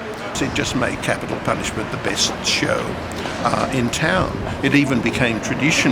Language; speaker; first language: English; native; English